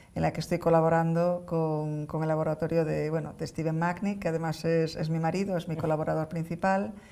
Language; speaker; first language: Spanish; native; Spanish